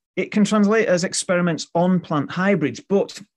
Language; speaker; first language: English; native; English